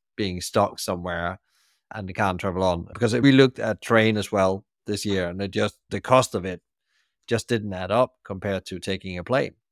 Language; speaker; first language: English; non-native, fluent; Danish